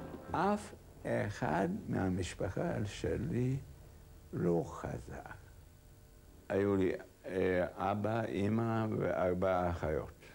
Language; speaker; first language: Hebrew; non-native, fluent; Hungarian